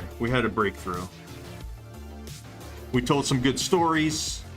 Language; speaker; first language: English; native; English